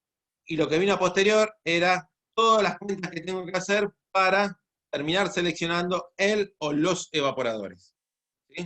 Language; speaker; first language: Spanish; native; Spanish